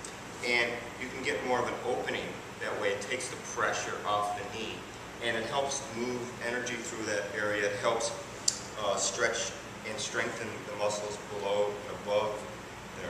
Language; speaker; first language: English; native; English